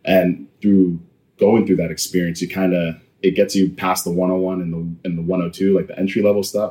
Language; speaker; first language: English; native; English